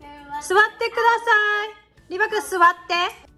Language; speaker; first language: Japanese; native; Japanese